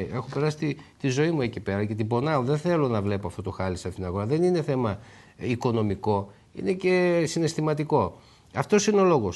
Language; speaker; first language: Greek; native; Greek